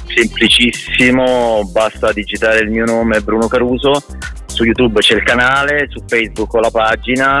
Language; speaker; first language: Italian; native; Italian